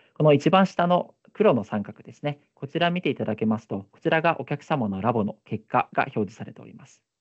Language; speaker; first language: Japanese; native; Japanese